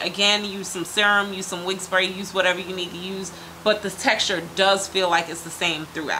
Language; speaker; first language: English; native; English